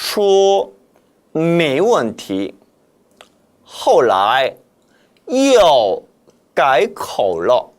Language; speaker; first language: Chinese; non-native, fluent; Korean